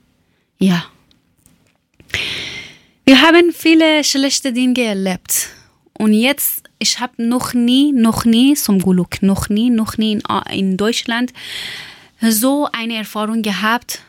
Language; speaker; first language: German; non-native, learner; Persian